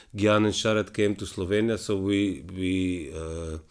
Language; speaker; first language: English; non-native, fluent; Slovenian